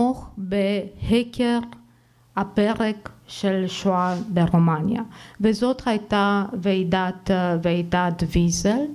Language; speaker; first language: Hebrew; non-native, fluent; Romanian